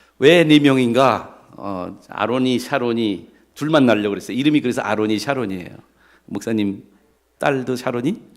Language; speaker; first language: Korean; native; Korean